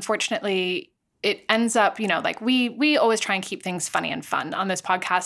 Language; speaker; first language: English; native; English